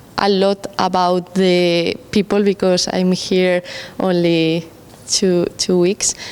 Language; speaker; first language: English; non-native, learner; Spanish